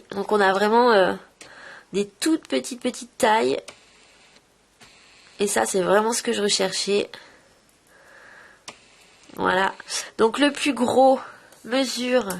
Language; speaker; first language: French; native; French